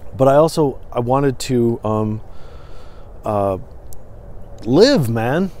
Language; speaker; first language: English; native; English